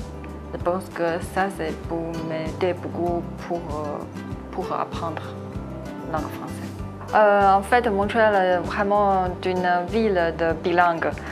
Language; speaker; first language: French; non-native, learner; Chinese